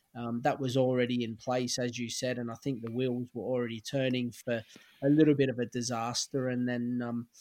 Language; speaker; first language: English; native; English